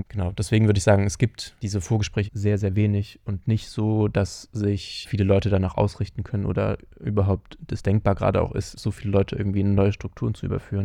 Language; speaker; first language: German; native; German